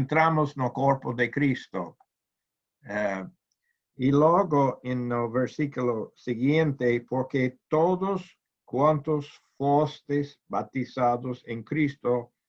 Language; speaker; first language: Spanish; non-native, learner; Portuguese